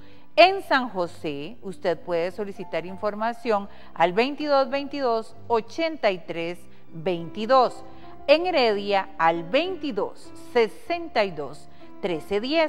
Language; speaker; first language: Spanish; native; Spanish